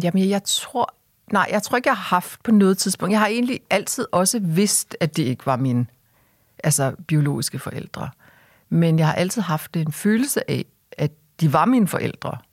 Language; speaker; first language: Danish; early bilingual, other home language; Korean